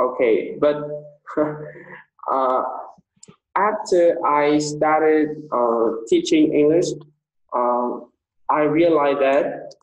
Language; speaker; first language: English; non-native, fluent; Vietnamese